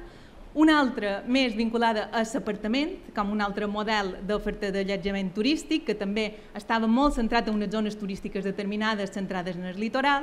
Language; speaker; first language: Catalan; native; Catalan